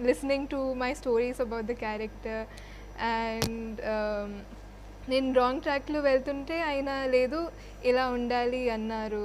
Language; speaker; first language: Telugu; non-native, learner; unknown